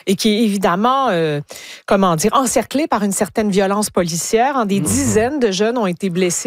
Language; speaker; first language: French; native; French